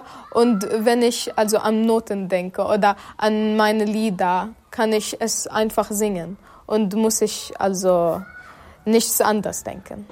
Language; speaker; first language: German; non-native, fluent; Arabic